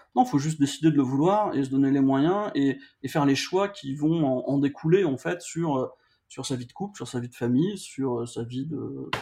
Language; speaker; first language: French; native; French